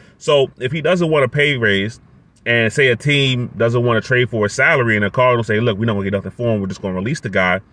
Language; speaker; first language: English; native; English